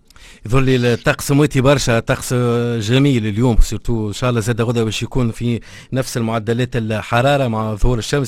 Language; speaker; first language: Arabic; native; Arabic